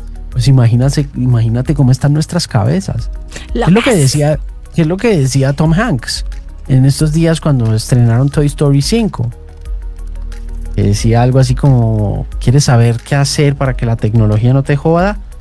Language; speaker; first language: Spanish; native; Spanish